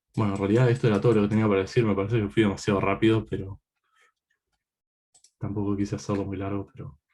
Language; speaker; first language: Spanish; native; Spanish